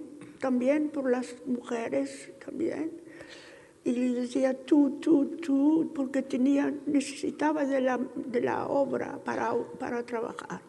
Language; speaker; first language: Spanish; early bilingual, heritage; Ladino